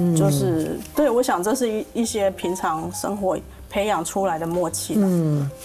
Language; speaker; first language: Chinese; native; Chinese